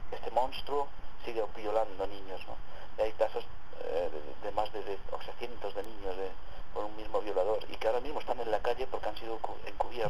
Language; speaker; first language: Spanish; native; Spanish